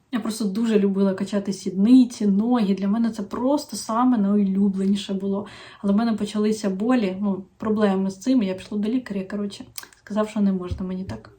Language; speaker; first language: Ukrainian; non-native, local second language; Russian